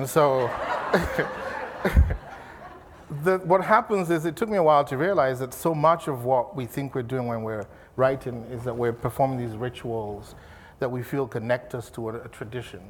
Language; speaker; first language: English; non-native, local second language; Igbo